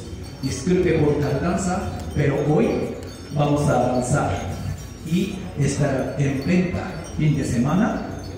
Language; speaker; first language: Spanish; non-native, learner; Japanese